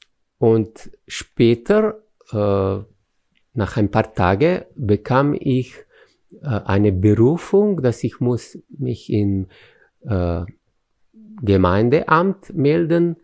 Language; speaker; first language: German; non-native, fluent; Slovenian